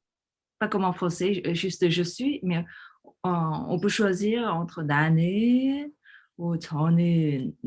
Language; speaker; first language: French; non-native, fluent; Korean